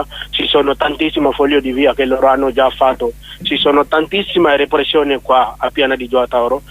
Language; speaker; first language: Italian; non-native, learner; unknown